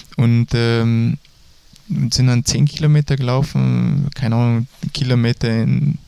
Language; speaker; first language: German; native; German